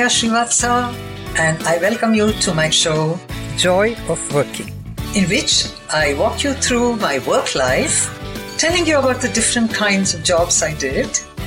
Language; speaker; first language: English; non-native, local second language; Kannada